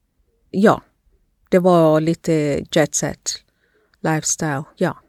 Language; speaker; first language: Swedish; non-native, fluent; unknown